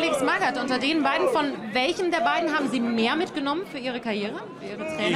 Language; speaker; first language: German; native; German